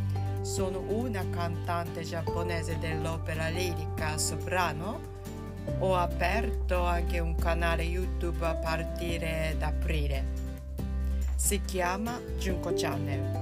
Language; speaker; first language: Italian; non-native, fluent; Japanese